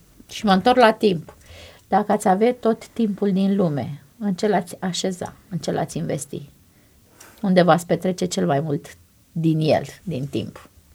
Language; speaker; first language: Romanian; native; Romanian